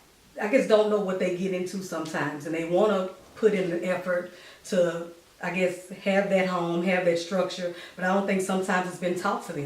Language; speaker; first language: English; native; English